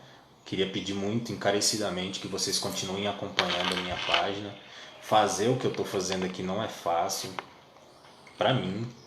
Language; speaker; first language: Portuguese; native; Portuguese